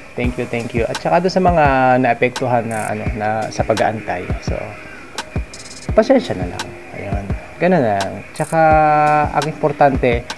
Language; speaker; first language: Filipino; non-native, local second language; Bikol